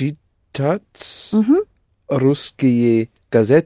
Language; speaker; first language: Russian; non-native, learner; English